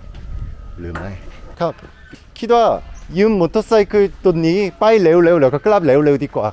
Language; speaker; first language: Thai; non-native, learner; Korean